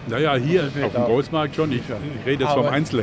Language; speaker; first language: German; native; German